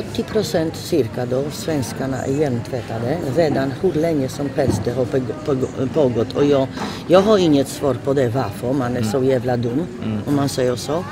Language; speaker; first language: Swedish; non-native, fluent; Polish